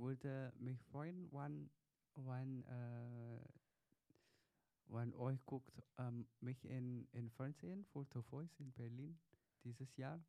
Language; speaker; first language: German; non-native, learner; Chinese